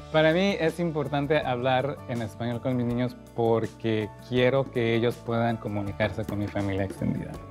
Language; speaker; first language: Spanish; early bilingual, heritage; Spanish